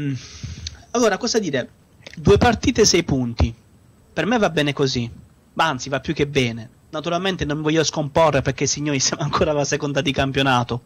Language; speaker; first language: Italian; native; Italian